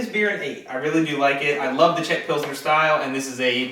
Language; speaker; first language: English; native; English